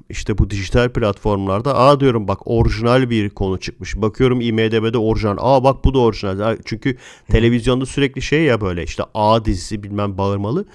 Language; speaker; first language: Turkish; native; Turkish